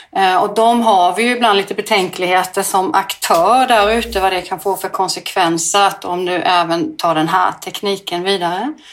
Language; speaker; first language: Swedish; native; Swedish